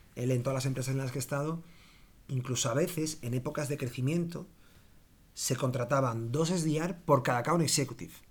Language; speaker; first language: Spanish; native; Spanish